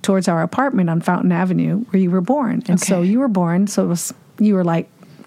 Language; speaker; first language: English; non-native, fluent; German